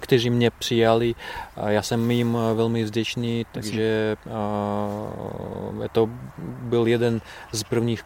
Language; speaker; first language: Czech; non-native, fluent; Russian